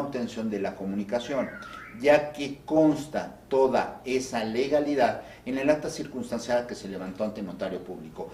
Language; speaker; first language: Spanish; native; Spanish